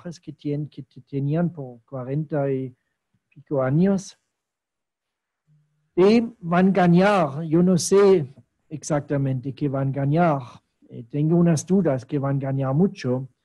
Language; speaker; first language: Spanish; non-native, fluent; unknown